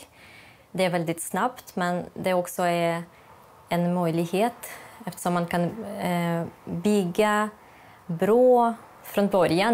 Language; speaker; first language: Swedish; non-native, fluent; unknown